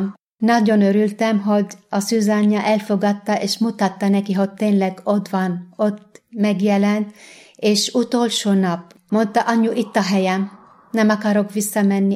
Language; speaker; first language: Hungarian; non-native, fluent; Arabic